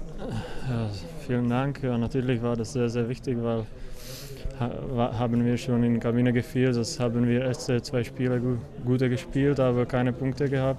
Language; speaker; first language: German; non-native, learner; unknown